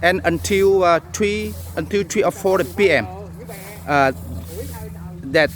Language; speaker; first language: English; non-native, learner; Vietnamese